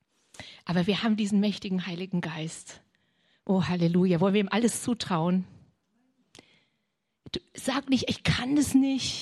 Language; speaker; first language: German; native; German